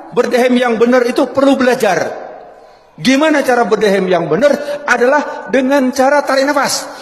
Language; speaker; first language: Indonesian; native; Indonesian